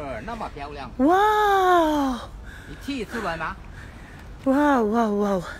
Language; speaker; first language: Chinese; non-native, learner; Russian